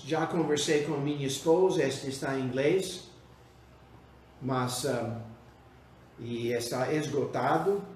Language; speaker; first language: Portuguese; non-native, fluent; English